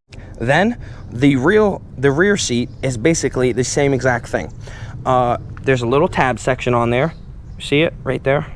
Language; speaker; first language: English; native; English